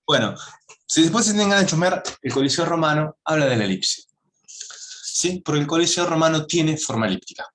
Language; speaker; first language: Spanish; native; Spanish